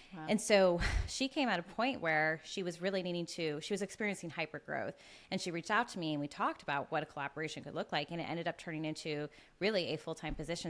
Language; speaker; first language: English; native; English